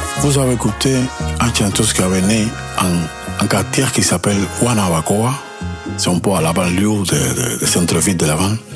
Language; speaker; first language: French; non-native, learner; Spanish